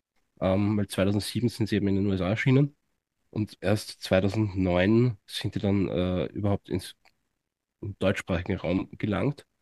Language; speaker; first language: German; native; German